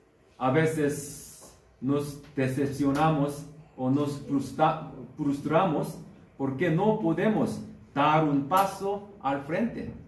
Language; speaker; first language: Spanish; non-native, learner; Korean